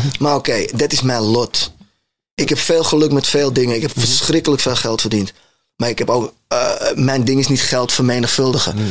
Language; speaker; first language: Dutch; native; Dutch